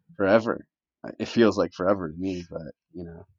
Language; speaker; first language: English; early bilingual, other home language; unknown